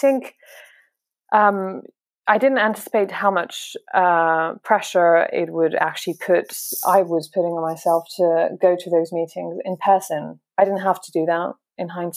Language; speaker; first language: English; non-native, fluent; French